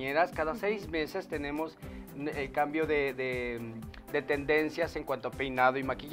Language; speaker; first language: Spanish; native; Spanish